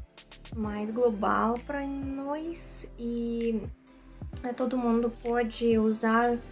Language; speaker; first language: Portuguese; non-native, learner; Russian